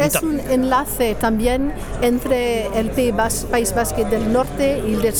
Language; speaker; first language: Spanish; non-native, fluent; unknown